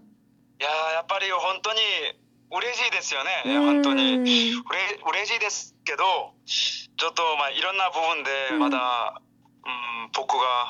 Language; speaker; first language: Japanese; non-native, learner; Korean